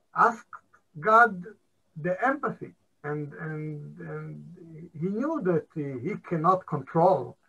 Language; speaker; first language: English; non-native, fluent; Hebrew